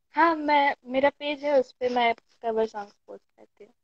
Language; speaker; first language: Hindi; native; Hindi